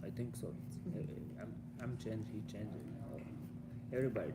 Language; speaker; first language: English; non-native, learner; Russian